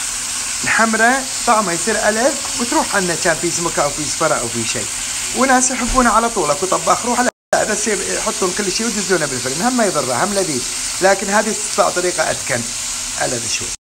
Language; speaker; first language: Arabic; native; Arabic